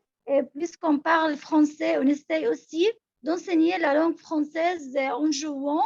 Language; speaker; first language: French; non-native, local second language; Arabic